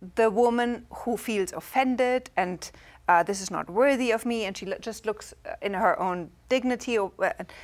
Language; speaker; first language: English; non-native, fluent; German